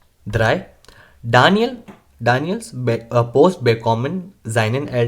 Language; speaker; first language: German; non-native, learner; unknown